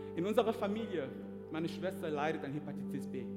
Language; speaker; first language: German; non-native, fluent; French